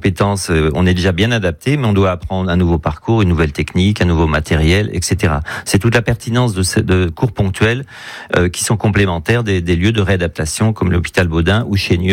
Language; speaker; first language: French; native; French